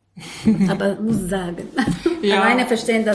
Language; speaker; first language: German; non-native, learner; Arabic